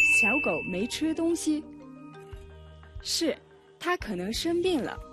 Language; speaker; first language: Chinese; non-native, fluent; Mongolian